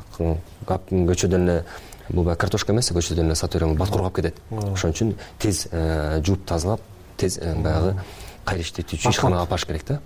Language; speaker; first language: Kyrgyz; native; Kyrgyz